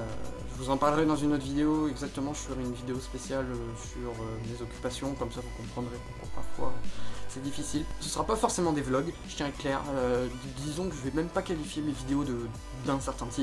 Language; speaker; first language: French; native; French